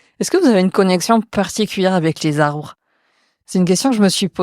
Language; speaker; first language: French; native; French